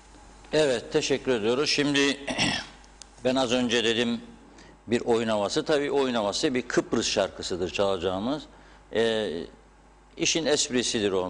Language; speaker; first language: Turkish; native; Turkish